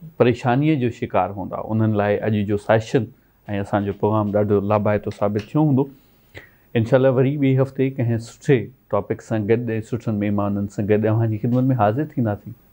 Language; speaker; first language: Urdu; non-native, local second language; Sindhi